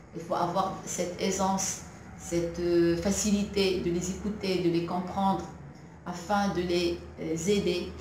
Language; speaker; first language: French; non-native, local second language; Arabic